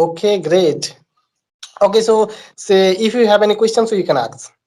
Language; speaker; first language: English; non-native, learner; Bangla